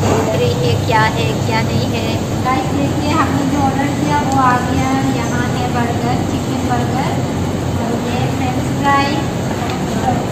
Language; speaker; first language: Hindi; non-native, local second language; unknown